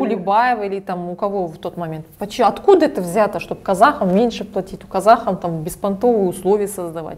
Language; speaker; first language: Russian; non-native, local second language; Kazakh